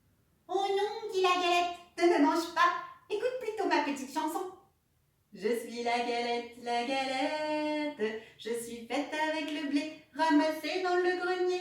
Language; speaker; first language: French; native; French